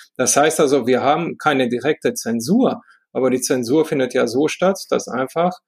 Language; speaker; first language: German; early bilingual, heritage; Romanian